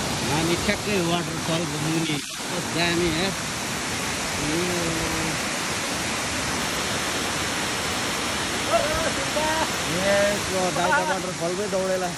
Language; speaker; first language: Nepali; native; Nepali